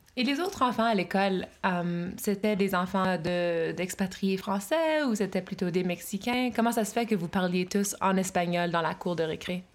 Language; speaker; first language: French; native; French